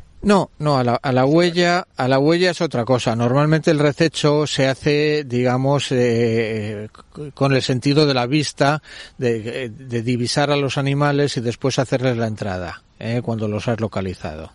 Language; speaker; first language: Spanish; native; Spanish